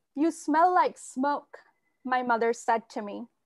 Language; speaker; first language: English; non-native, local second language; Bangla